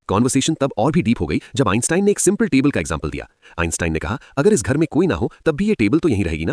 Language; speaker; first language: Hindi; native; Hindi